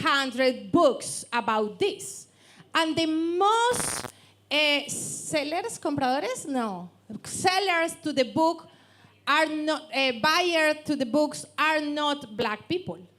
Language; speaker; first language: English; non-native, learner; Spanish